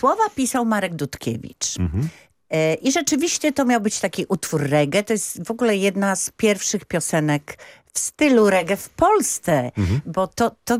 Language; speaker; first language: Polish; native; Polish